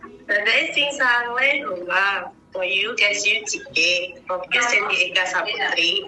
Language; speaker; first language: Cantonese; non-native, learner; Indonesian